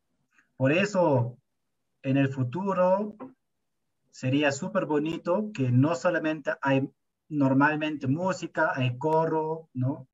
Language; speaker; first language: Spanish; non-native, fluent; German